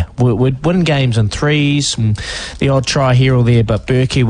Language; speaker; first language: English; native; English